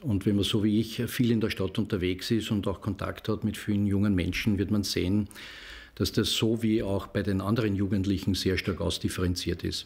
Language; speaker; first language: German; native; German